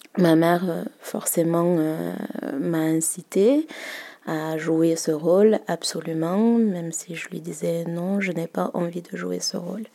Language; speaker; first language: French; early bilingual, other home language; Malagasy